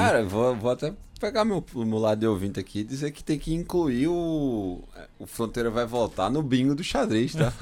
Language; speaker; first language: Portuguese; native; Portuguese